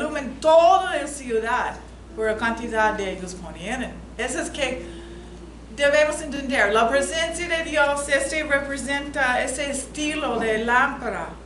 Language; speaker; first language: Spanish; non-native, fluent; English